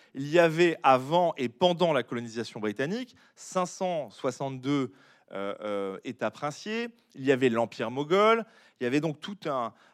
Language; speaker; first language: French; native; French